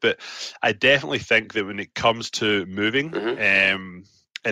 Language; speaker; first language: English; native; English